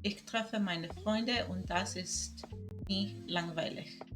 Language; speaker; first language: German; non-native, learner; Spanish